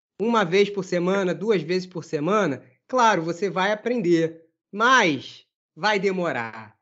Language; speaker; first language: Portuguese; native; Portuguese